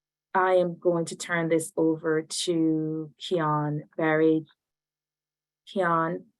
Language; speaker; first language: English; native; English